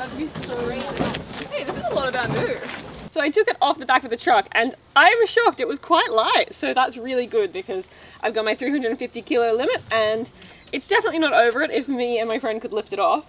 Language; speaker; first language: English; native; English